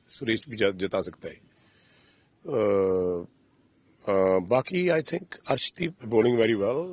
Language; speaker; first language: Hindi; non-native, local second language; Punjabi